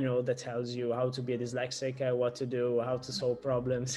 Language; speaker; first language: English; non-native, fluent; Italian